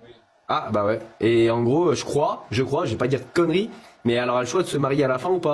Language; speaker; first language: French; native; French